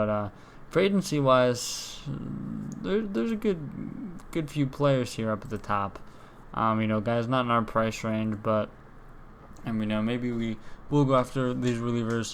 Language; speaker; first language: English; native; English